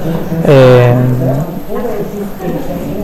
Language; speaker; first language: French; non-native, learner; Spanish